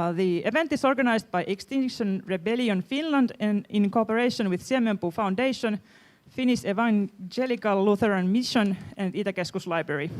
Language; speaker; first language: English; non-native, fluent; Finnish